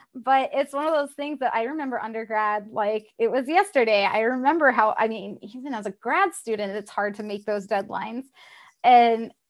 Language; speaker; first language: English; native; English